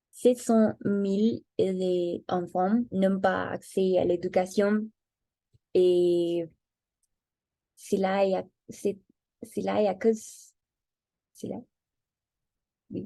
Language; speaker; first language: French; non-native, learner; Spanish